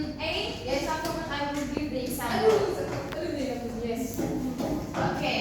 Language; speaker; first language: English; non-native, learner; Indonesian